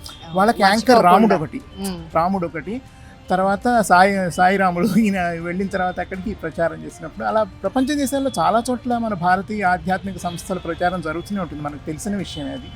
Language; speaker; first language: Telugu; native; Telugu